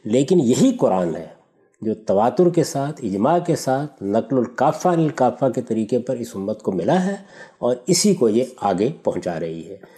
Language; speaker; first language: Urdu; non-native, local second language; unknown